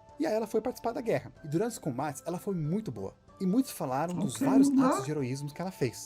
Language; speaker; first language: Portuguese; native; Portuguese